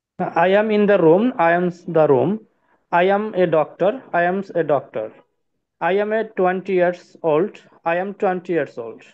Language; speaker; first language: English; non-native, learner; Bangla